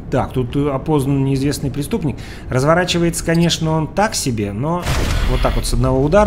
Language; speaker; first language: Russian; native; Russian